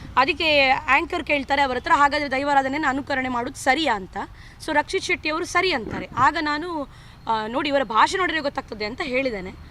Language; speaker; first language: Kannada; non-native, local second language; Tulu